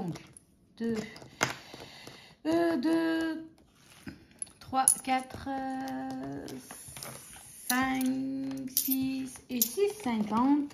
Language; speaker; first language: French; native; French